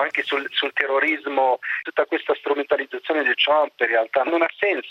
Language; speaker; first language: Italian; non-native, fluent; Arabic